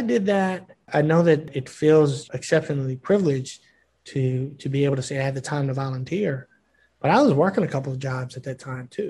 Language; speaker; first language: English; native; English